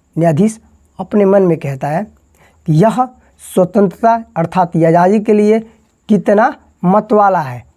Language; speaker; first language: Hindi; native; Hindi